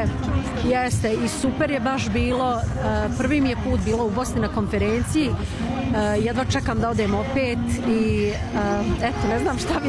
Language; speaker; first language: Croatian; early bilingual, other home language; Bosnian